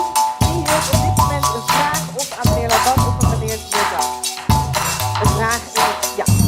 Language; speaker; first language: Dutch; native; Dutch